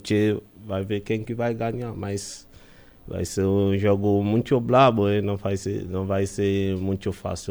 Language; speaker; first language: Portuguese; non-native, learner; Haitian Creole